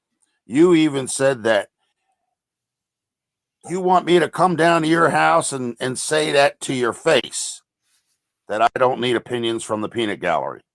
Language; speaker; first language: English; native; English